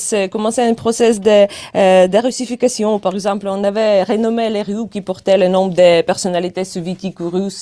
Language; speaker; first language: French; non-native, fluent; Ukrainian